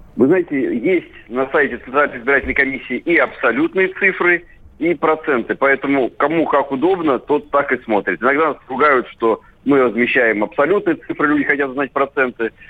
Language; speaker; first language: Russian; native; Russian